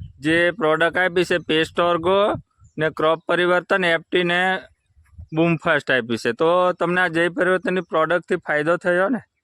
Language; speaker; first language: Gujarati; non-native, local second language; Rathawi